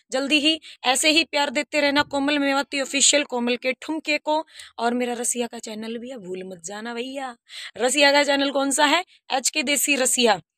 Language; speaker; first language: Hindi; native; Hindi